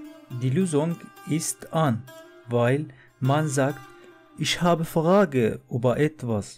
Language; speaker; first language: German; non-native, learner; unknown